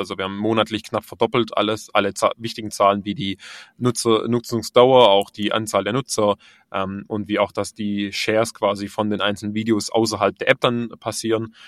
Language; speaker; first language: German; native; German